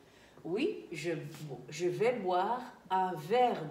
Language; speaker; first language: French; non-native, fluent; Dutch